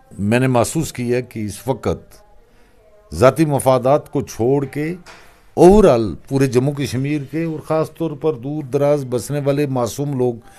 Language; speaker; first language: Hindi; non-native, local second language; Kashmiri